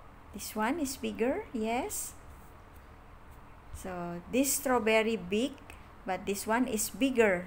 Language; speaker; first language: English; non-native, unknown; Indonesian